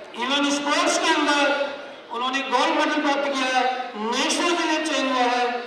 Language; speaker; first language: Hindi; native; Hindi